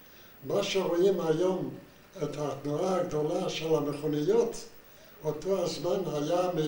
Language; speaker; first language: Hebrew; non-native, fluent; Yiddish